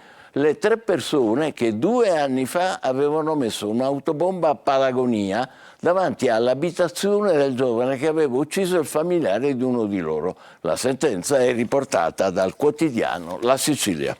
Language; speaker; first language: Italian; native; Italian